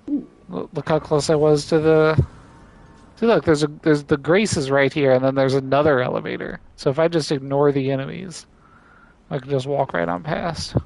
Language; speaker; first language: English; native; English